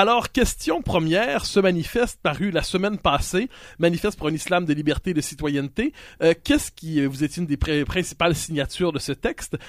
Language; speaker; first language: French; native; French